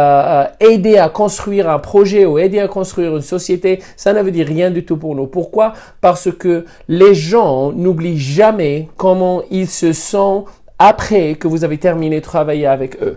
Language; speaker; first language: French; non-native, fluent; Spanish